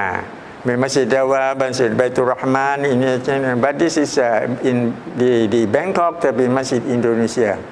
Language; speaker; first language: Indonesian; early bilingual, heritage; Thai